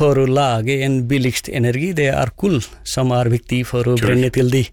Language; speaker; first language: Norwegian; non-native, fluent; Nepali